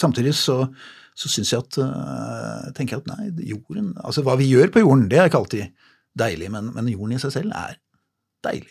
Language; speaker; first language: Norwegian; native; Norwegian